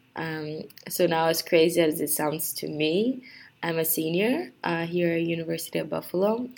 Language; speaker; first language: English; non-native, fluent; Portuguese